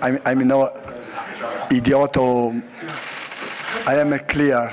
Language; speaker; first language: English; non-native, learner; Italian